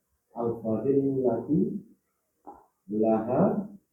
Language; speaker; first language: Arabic; non-native, learner; Indonesian